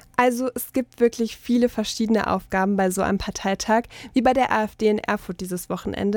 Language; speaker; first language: German; native; German